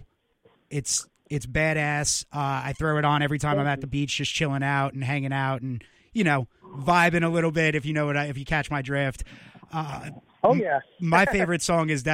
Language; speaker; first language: English; native; English